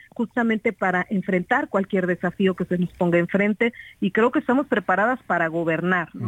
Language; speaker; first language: Spanish; native; Spanish